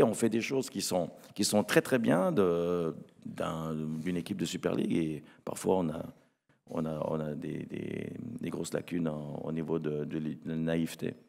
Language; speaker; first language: French; native; French